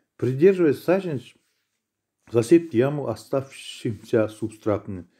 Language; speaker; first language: Russian; non-native, local second language; Kazakh